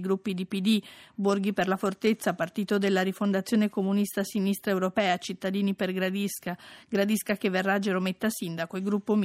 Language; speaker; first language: Italian; native; Italian